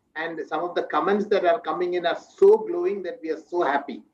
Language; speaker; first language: English; non-native, local second language; Malayalam